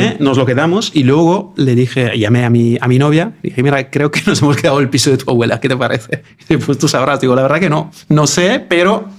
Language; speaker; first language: Spanish; non-native, fluent; Italian